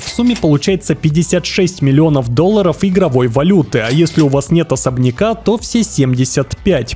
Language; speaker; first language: Russian; native; Russian